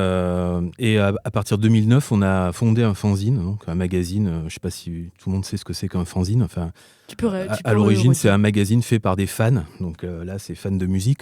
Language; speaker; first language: French; native; French